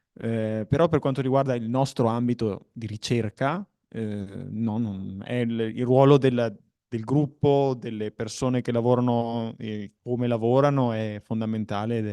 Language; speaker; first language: Italian; native; Italian